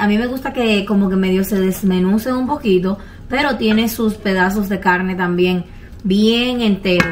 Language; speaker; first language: Spanish; native; Spanish